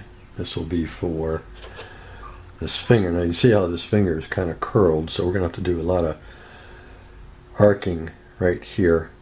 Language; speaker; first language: English; native; English